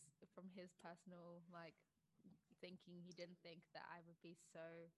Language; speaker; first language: English; native; English